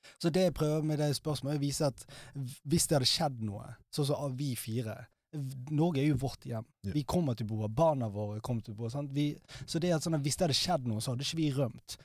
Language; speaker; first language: Norwegian; early bilingual, other home language; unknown